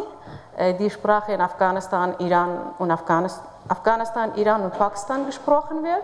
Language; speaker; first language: German; non-native, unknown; Persian